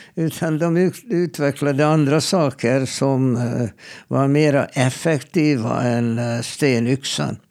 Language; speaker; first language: Swedish; non-native, fluent; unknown